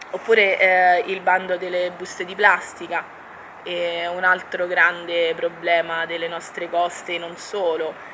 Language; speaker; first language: Italian; native; Italian